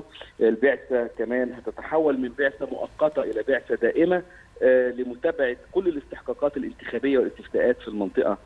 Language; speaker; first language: Arabic; native; Arabic